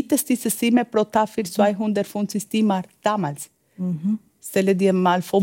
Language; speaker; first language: German; non-native, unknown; Spanish